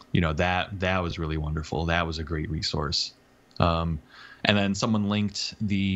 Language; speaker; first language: English; native; English